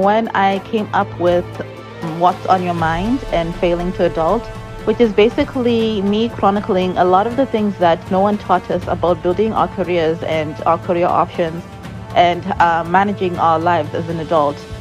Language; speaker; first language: English; non-native, local second language; Shona